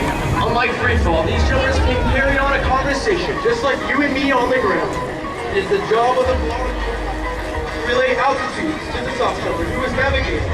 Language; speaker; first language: English; native; English